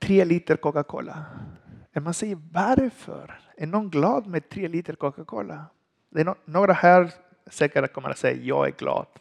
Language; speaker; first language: Swedish; non-native, learner; Spanish